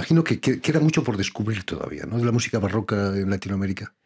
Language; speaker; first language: Spanish; native; Spanish